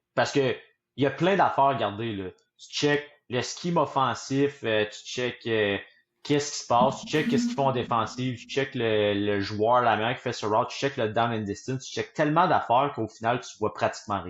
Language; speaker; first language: French; native; French